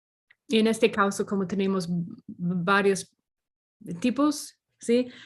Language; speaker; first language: Spanish; non-native, learner; English